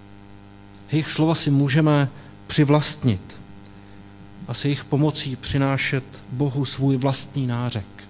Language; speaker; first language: Czech; native; Czech